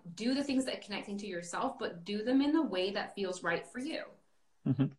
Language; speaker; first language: English; native; English